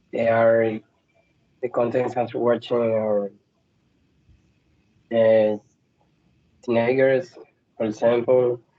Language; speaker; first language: English; non-native, learner; Spanish